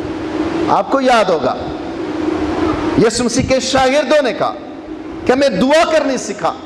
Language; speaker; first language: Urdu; non-native, local second language; Punjabi